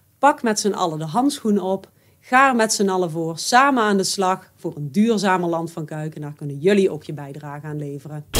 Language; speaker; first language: Dutch; native; Dutch